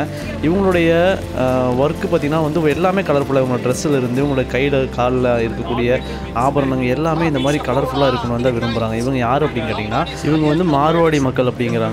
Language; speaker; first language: Tamil; native; Tamil